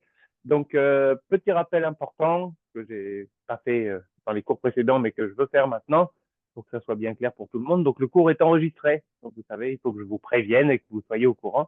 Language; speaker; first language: French; native; French